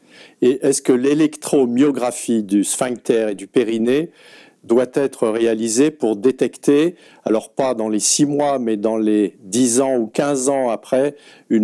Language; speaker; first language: French; native; French